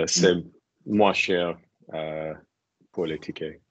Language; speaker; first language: French; non-native, learner; English